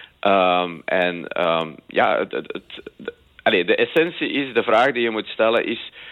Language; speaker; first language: Dutch; native; Dutch